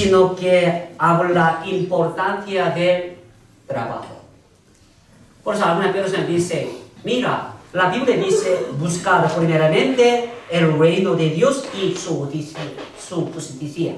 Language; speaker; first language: Spanish; non-native, learner; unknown